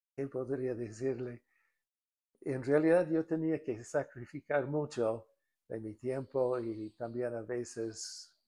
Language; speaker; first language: Spanish; non-native, fluent; English